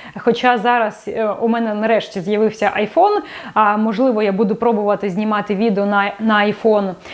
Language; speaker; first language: Ukrainian; non-native, local second language; Russian